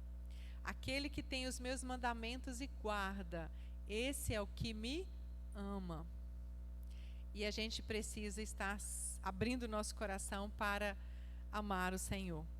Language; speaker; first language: Portuguese; native; Portuguese